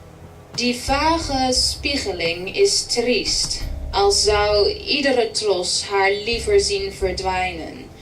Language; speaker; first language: Dutch; early bilingual, heritage; English